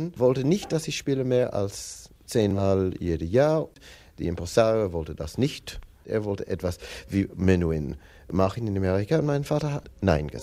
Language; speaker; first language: German; non-native, learner; English